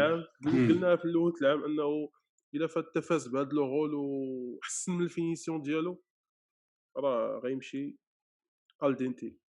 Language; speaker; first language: Arabic; native; Arabic